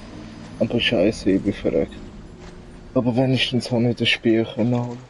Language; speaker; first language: German; native; German